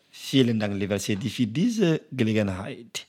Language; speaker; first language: German; non-native, learner; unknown